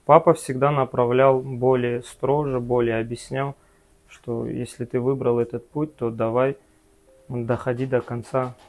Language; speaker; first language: Russian; non-native, local second language; Kazakh